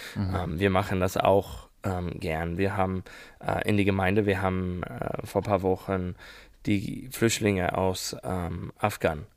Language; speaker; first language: German; non-native, learner; English